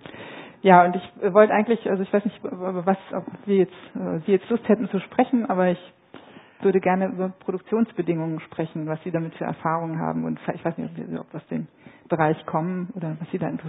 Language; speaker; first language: German; native; German